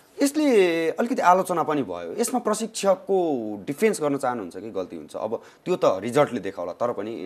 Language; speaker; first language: Nepali; native; Nepali